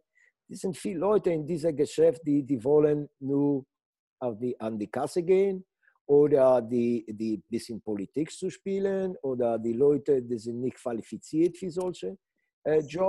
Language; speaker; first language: German; non-native, fluent; Polish